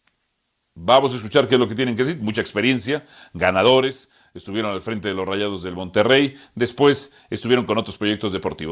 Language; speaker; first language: Spanish; native; Spanish